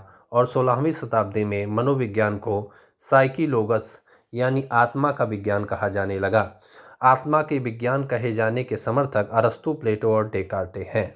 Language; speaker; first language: Hindi; native; Hindi